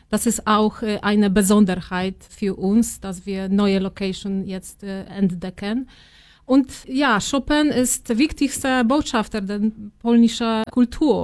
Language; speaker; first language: German; non-native, fluent; Polish